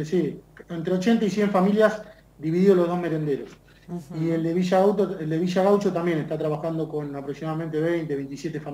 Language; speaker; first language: Spanish; native; Spanish